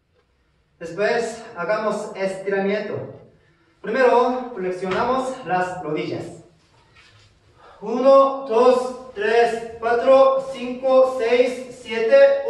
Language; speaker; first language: Spanish; non-native, learner; Korean